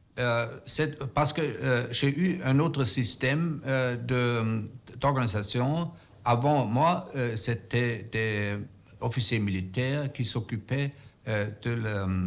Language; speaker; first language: French; non-native, fluent; German